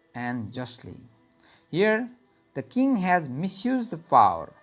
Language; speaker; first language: English; non-native, local second language; Nepali